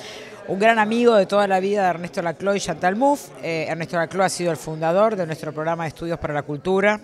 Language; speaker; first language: Spanish; native; Spanish